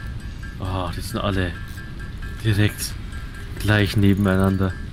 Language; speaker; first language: German; native; German